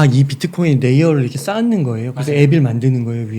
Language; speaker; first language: Korean; native; Korean